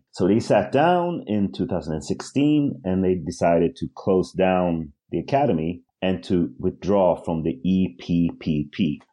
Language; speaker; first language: English; early bilingual, other home language; Swedish